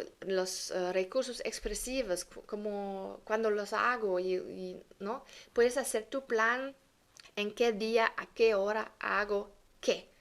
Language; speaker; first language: Spanish; non-native, fluent; German